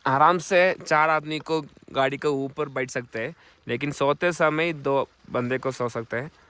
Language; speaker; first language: Hindi; non-native, local second language; Malayalam